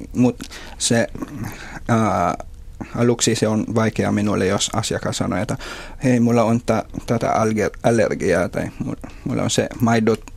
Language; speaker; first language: Finnish; non-native, fluent; Filipino